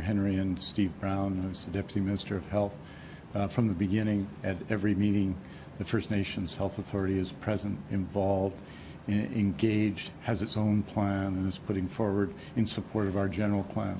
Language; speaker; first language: English; native; English